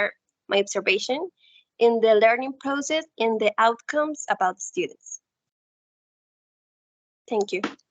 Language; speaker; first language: English; non-native, learner; Spanish